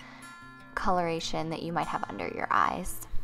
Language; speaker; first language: English; native; English